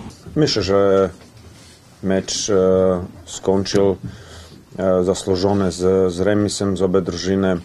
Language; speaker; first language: Polish; non-native, learner; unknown